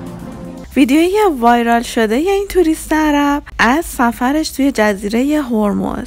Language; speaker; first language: Persian; native; Persian